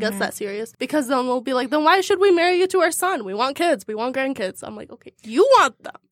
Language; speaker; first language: English; early bilingual, heritage; Arabic